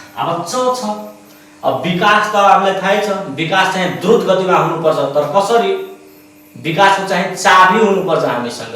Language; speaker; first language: Nepali; non-native, local second language; Maithili